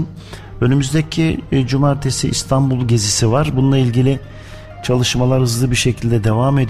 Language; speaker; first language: Turkish; native; Turkish